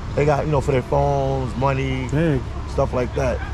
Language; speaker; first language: English; native; English